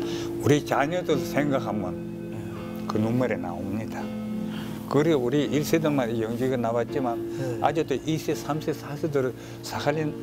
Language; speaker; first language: Korean; early bilingual, heritage; Korean